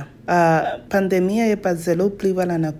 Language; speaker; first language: Slovenian; non-native, learner; Spanish